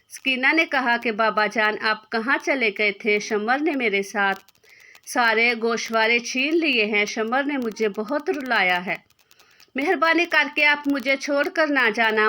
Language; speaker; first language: Urdu; native; Urdu